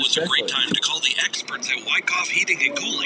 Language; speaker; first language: English; native; English